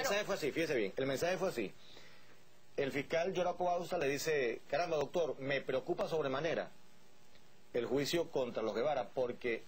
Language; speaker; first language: Spanish; native; Spanish